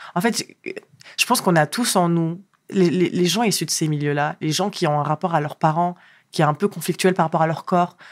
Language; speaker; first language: French; early bilingual, other home language; Arabic